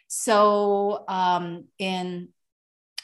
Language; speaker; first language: English; non-native, local second language; Cantonese